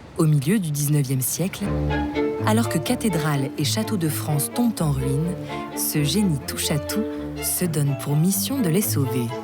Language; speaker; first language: French; native; French